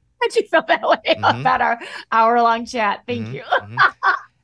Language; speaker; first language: English; native; English